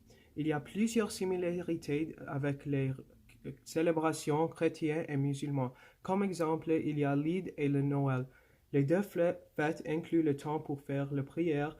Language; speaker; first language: French; non-native, local second language; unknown